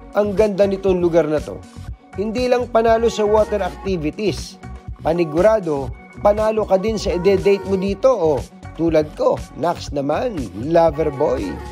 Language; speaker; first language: Filipino; native; Filipino